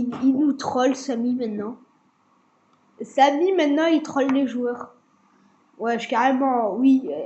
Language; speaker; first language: French; native; French